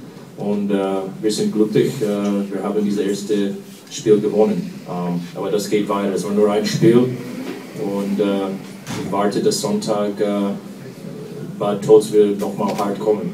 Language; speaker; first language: German; non-native, fluent; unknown